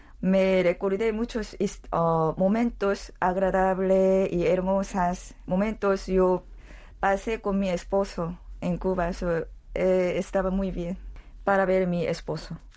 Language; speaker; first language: Spanish; non-native, learner; Korean